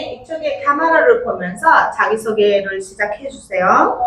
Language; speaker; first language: Korean; non-native, fluent; Nepali